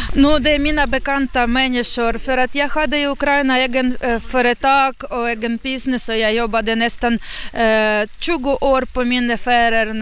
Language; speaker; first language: Swedish; non-native, learner; Ukrainian